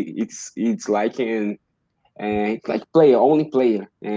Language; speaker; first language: English; non-native, learner; Portuguese